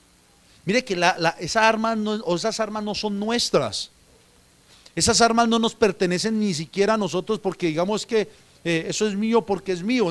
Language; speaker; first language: Spanish; native; Spanish